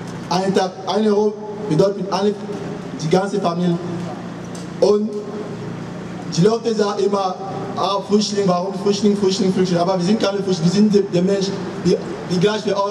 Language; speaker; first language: German; non-native, learner; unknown